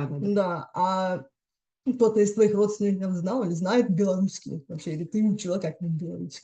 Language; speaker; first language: Russian; non-native, fluent; Bulgarian